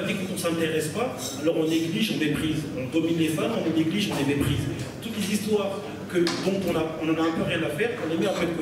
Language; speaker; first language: French; native; French